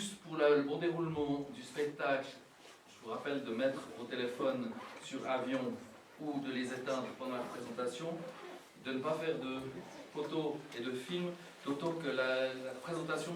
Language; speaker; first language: French; native; French